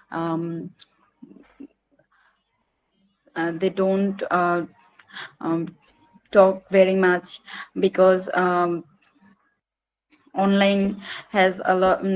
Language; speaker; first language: English; non-native, learner; Bangla